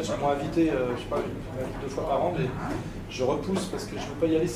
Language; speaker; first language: French; native; French